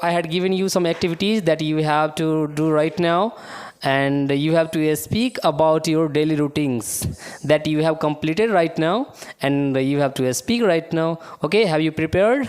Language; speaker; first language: English; non-native, local second language; Hindi